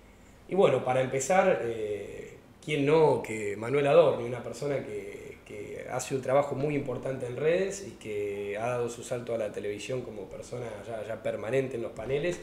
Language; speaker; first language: Spanish; native; Spanish